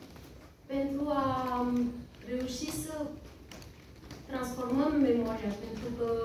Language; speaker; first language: Romanian; early bilingual, heritage; French